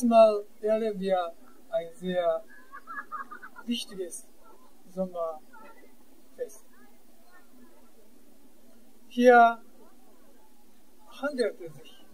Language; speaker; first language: German; non-native, fluent; Japanese